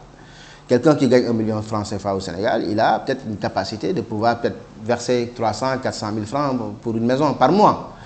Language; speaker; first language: French; non-native, local second language; Wolof